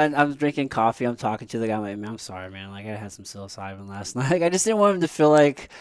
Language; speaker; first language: English; native; English